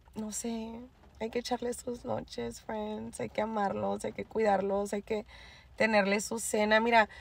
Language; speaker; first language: Spanish; native; Spanish